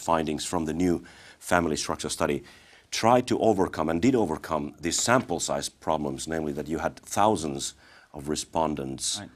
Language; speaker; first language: English; non-native, fluent; Finnish